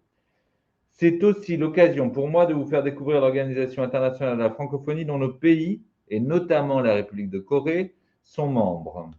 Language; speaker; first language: French; native; French